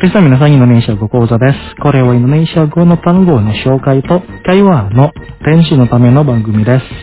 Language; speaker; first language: Japanese; non-native, fluent; Indonesian